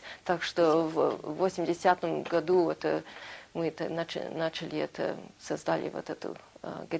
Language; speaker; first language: Russian; early bilingual, heritage; Russian